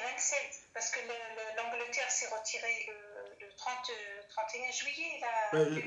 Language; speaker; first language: French; non-native, fluent; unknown